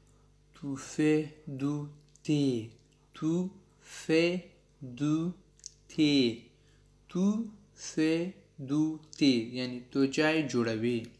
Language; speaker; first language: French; non-native, learner; Pashto